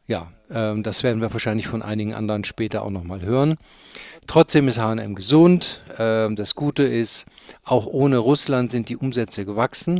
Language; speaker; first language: German; native; German